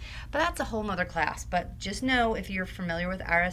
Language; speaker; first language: English; native; English